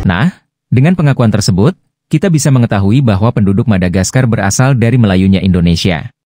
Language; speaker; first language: Indonesian; native; Indonesian